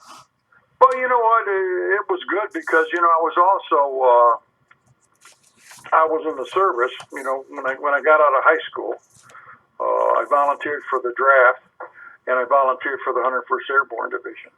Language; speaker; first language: English; native; English